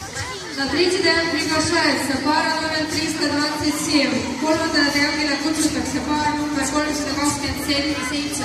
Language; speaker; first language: Russian; native; Russian